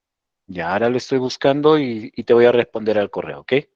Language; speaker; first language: Spanish; native; Spanish